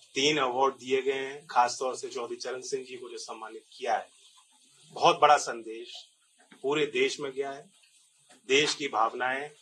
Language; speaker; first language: Hindi; native; Hindi